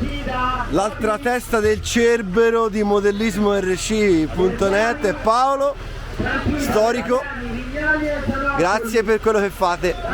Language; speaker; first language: Italian; native; Italian